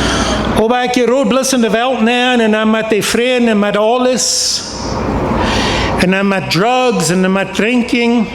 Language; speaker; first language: German; non-native, learner; Plautdietsch